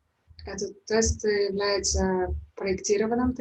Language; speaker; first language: Russian; native; Russian